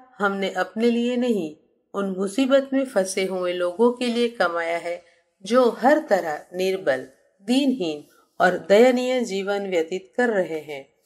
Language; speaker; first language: Hindi; native; Hindi